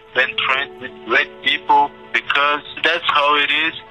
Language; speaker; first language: English; non-native, fluent; Portuguese